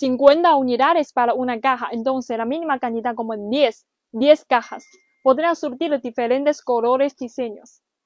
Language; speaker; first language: Spanish; non-native, learner; Chinese